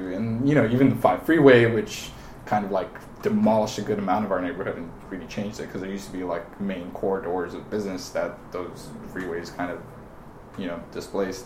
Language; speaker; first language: English; native; English